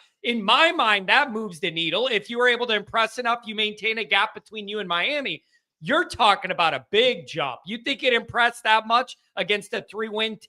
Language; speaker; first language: English; native; English